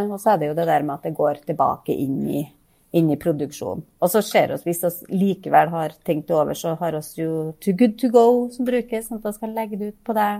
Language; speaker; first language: Norwegian; native; Norwegian